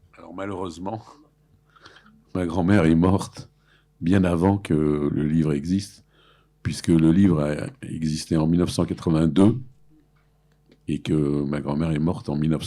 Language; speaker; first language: French; early bilingual, other home language; Arabic